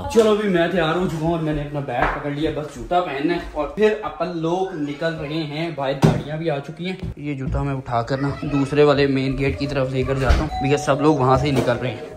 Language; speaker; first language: Urdu; non-native, local second language; Punjabi